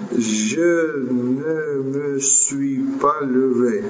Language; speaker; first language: French; non-native, learner; Russian